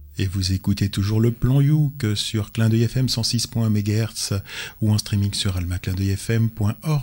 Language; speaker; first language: French; native; French